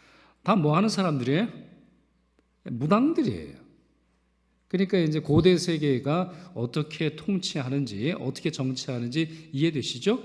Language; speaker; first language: Korean; native; Korean